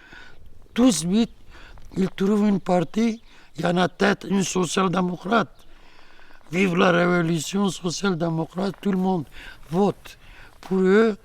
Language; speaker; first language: French; non-native, learner; Kurdish